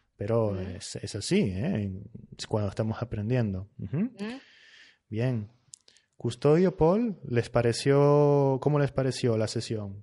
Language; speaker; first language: Spanish; native; Spanish